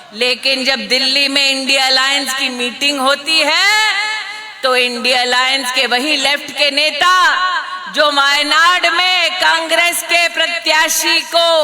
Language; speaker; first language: Hindi; native; Hindi